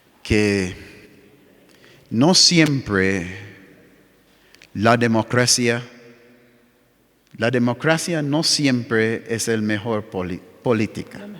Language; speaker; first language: Spanish; non-native, fluent; English